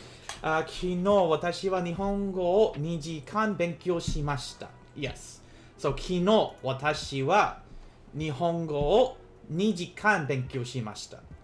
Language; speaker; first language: Japanese; non-native, learner; English